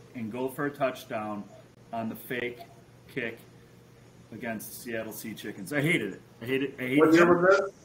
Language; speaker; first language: English; native; English